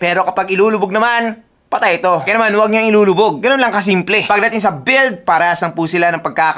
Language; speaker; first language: Filipino; native; Filipino